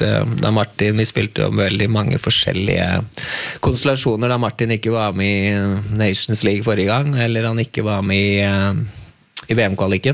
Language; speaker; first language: Norwegian; native; Norwegian